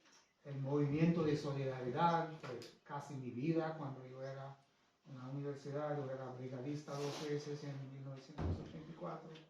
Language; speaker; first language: Spanish; non-native, fluent; English